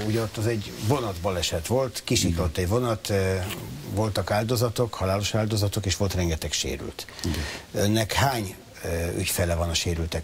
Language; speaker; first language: Hungarian; native; Hungarian